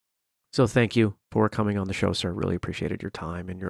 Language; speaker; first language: English; native; English